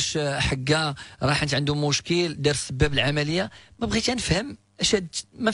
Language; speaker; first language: Arabic; native; Arabic